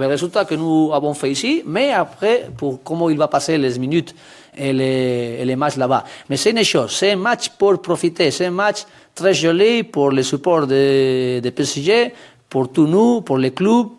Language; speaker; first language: French; non-native, fluent; Spanish